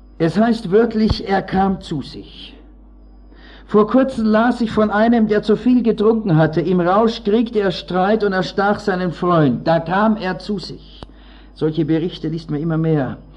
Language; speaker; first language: German; native; German